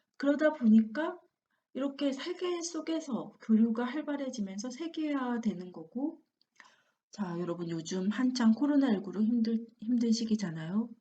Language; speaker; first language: Korean; native; Korean